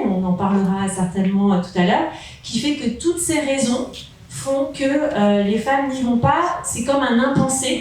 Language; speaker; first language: French; native; French